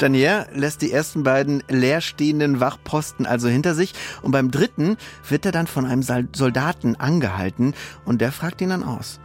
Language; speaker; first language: German; native; German